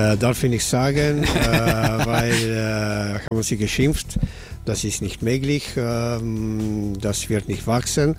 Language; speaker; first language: German; non-native, learner; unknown